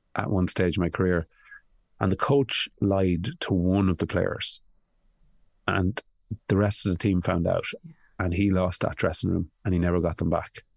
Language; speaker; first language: English; native; English